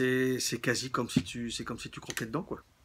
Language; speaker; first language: French; native; French